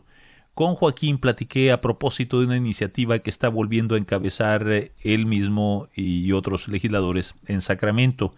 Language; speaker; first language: Spanish; native; Spanish